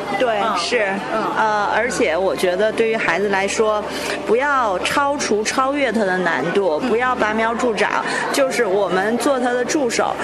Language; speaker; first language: Chinese; native; Chinese